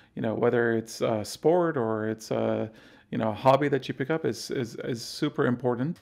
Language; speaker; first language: English; non-native, fluent; Arabic